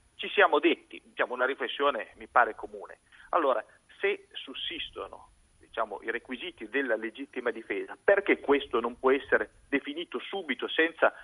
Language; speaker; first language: Italian; native; Italian